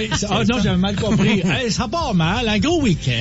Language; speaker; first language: French; native; French